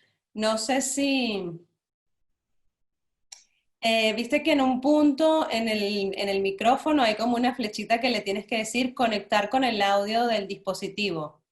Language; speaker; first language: Spanish; native; Spanish